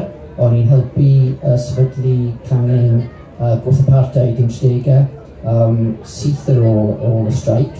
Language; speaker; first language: Welsh; non-native, local second language; English